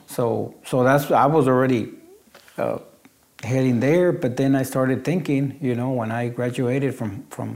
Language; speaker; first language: English; non-native, fluent; Spanish